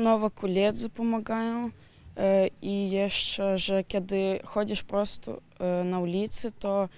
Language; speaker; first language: Polish; early bilingual, heritage; Polish